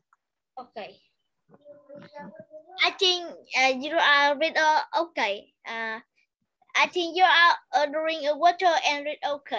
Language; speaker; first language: English; non-native, learner; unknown